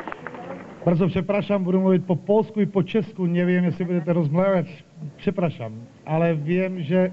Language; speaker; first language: Polish; non-native, learner; Czech